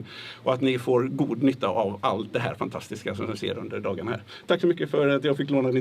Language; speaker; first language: Swedish; native; Swedish